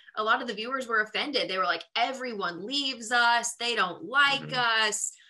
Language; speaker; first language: English; native; English